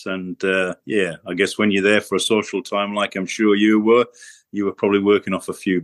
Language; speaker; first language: English; native; English